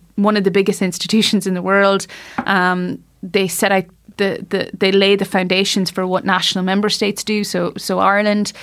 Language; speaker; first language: English; native; English